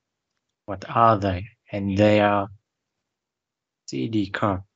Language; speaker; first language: English; non-native, learner; Vietnamese